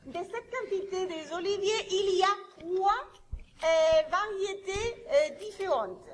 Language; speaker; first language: French; non-native, learner; Spanish